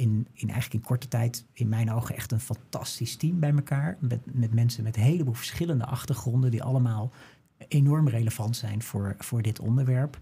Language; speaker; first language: Dutch; native; Dutch